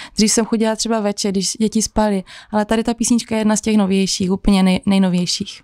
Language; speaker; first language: Czech; native; Czech